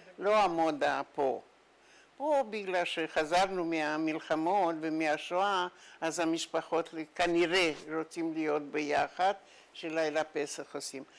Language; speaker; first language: Hebrew; non-native, fluent; Yiddish